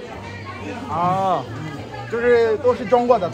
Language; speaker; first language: Chinese; non-native, learner; Bangla